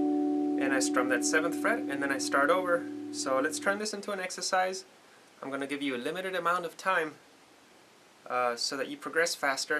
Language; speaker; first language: English; native; English